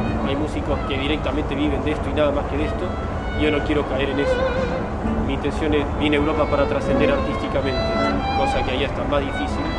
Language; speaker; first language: Spanish; native; Spanish